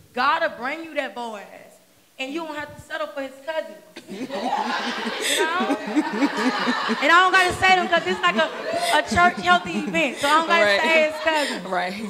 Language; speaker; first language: English; native; English